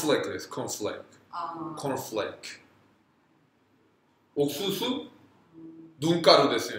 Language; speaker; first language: Japanese; non-native, fluent; Korean